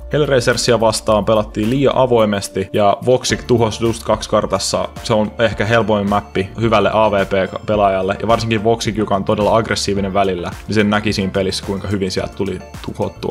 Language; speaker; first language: Finnish; native; Finnish